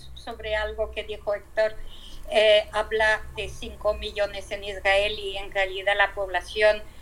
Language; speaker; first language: Spanish; non-native, fluent; French